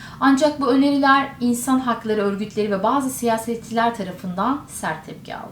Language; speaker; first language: Turkish; native; Turkish